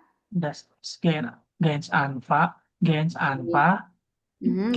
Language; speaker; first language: German; non-native, learner; Indonesian